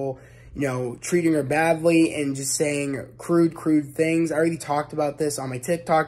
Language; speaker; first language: English; native; English